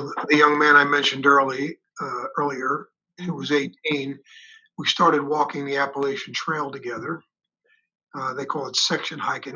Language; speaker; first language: English; native; English